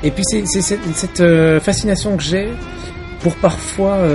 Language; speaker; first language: French; early bilingual, other home language; Arabic